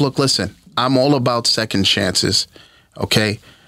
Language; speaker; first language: English; native; English